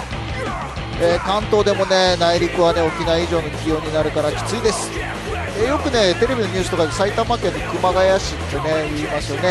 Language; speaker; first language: Japanese; native; Japanese